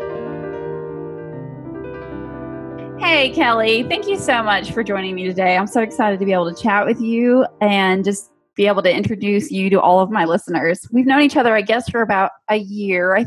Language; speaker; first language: English; native; English